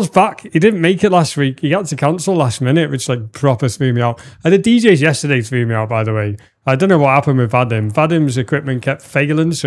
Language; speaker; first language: English; native; English